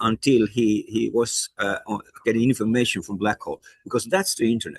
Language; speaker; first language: English; non-native, fluent; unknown